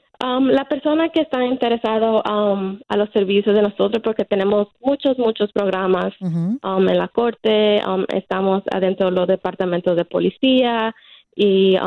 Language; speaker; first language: Spanish; early bilingual, heritage; Spanish